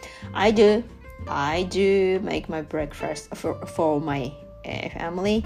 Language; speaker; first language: English; non-native, learner; Japanese